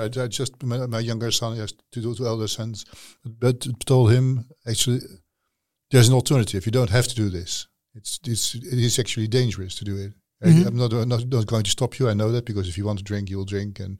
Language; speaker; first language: English; non-native, fluent; Dutch